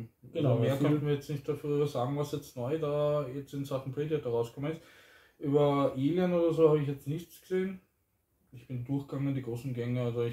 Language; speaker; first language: German; native; German